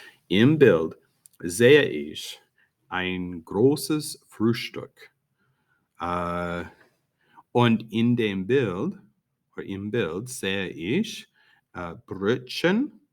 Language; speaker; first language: German; non-native, fluent; English